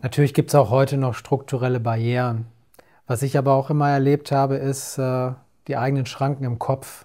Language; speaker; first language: German; native; German